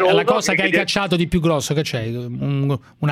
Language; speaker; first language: Italian; native; Italian